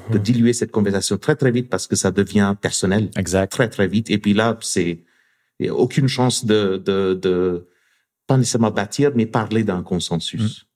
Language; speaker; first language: French; non-native, fluent; English